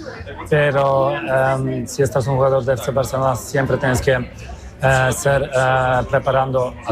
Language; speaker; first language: Spanish; non-native, learner; Polish